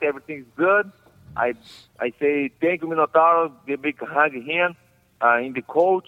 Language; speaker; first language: English; non-native, learner; Portuguese